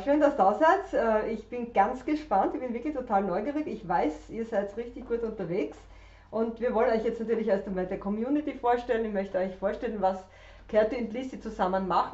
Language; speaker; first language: German; native; German